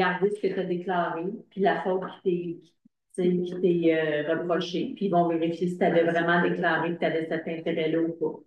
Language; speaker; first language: French; native; French